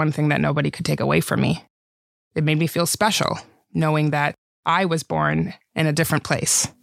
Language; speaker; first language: English; early bilingual, other home language; Swedish